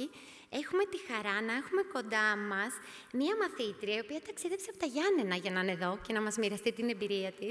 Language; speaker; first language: Greek; native; Greek